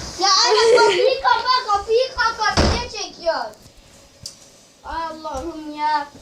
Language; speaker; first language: Turkish; native; Turkish